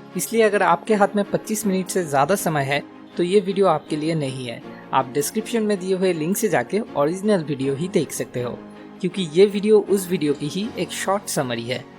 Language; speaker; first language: Hindi; native; Hindi